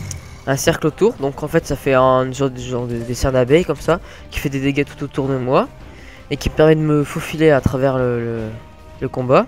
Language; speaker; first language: French; native; French